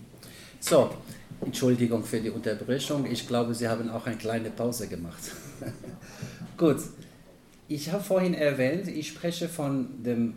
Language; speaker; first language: German; non-native, fluent; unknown